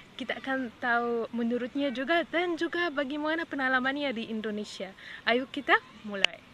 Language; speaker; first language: Indonesian; non-native, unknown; Arabic